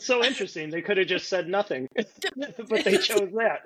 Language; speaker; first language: English; native; English